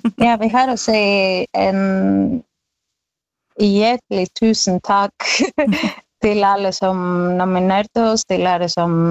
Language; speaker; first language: Norwegian; non-native, fluent; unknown